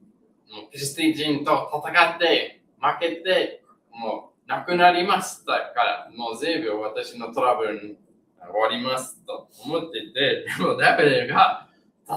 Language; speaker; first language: Japanese; non-native, learner; English